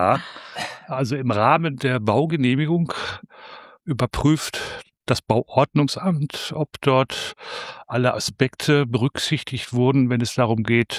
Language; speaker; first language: German; native; German